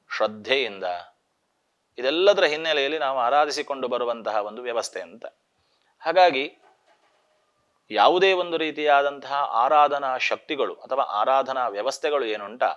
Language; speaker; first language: Kannada; non-native, local second language; Tulu